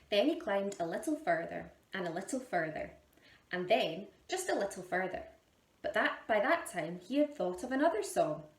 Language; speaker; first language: English; native; English